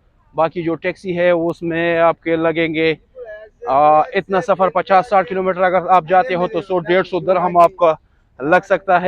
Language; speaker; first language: Hindi; non-native, local second language; Punjabi